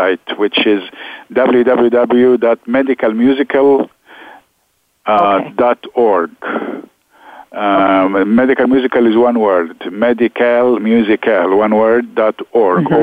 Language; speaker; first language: English; non-native, fluent; Arabic